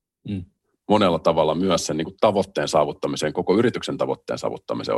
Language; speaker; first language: Finnish; native; Finnish